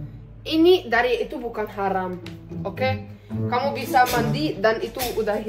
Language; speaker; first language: Indonesian; non-native, learner; Russian